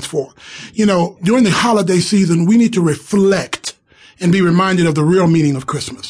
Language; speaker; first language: English; native; English